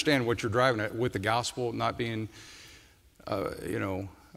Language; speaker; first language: English; native; English